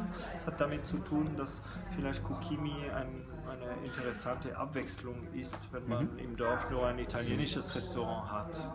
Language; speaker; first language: German; non-native, fluent; French